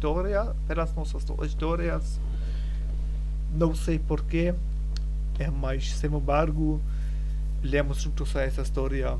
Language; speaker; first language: Portuguese; non-native, learner; German